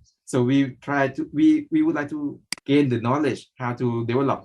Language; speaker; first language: English; non-native, learner; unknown